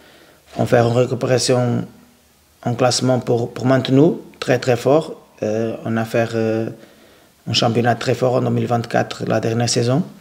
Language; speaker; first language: French; non-native, learner; Portuguese